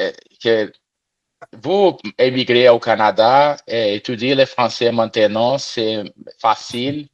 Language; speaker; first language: French; non-native, learner; Portuguese